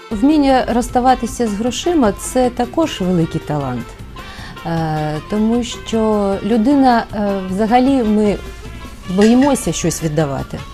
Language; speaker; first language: Ukrainian; non-native, local second language; Russian